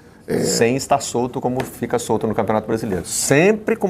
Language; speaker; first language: Portuguese; native; Portuguese